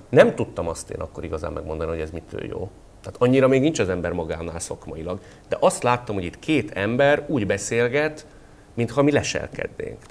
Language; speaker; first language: Hungarian; native; Hungarian